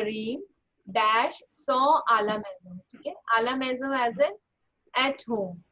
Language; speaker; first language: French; non-native, fluent; Hindi